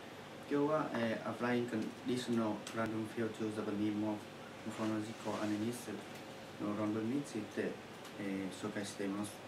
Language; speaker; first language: Japanese; non-native, learner; Chinese